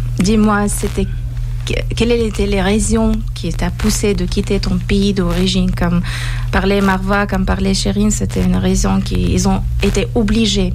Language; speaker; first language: French; non-native, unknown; Persian